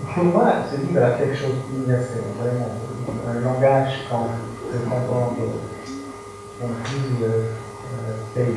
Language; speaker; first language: French; non-native, fluent; German